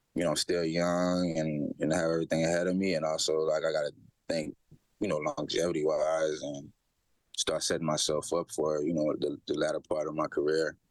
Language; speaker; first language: English; native; English